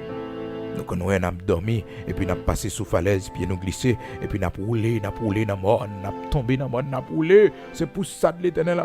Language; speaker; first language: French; non-native, local second language; Haitian Creole